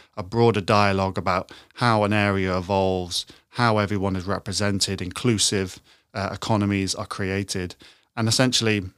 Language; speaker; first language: English; native; English